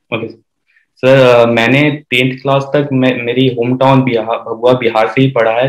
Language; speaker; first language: Hindi; native; Hindi